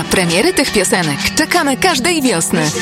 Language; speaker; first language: Polish; native; Polish